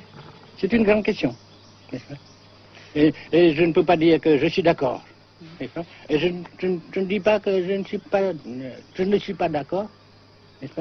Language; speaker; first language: French; non-native, local second language; Vietnamese